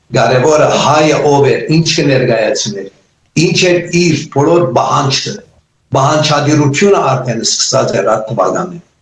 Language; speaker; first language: Armenian; early bilingual, heritage; Armenian